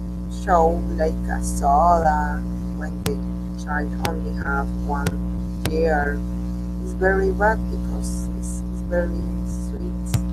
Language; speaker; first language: English; non-native, learner; Spanish